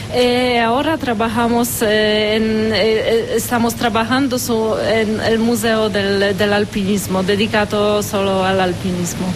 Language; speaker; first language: Spanish; non-native, fluent; Romanian